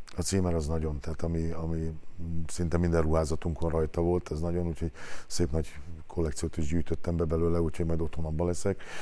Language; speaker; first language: Hungarian; native; Hungarian